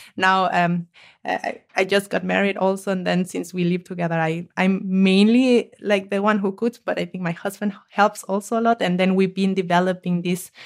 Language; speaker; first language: English; non-native, fluent; Spanish